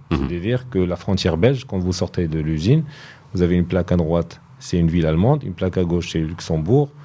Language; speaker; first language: French; non-native, local second language; Arabic